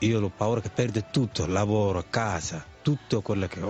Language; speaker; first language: Italian; non-native, fluent; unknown